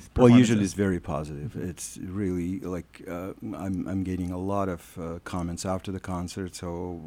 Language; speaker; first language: English; non-native, fluent; Russian